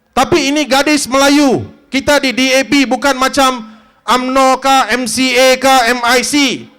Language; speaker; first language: Malay; non-native, local second language; Tamil